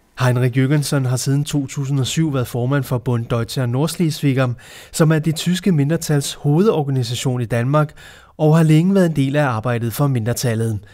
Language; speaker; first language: Danish; native; Danish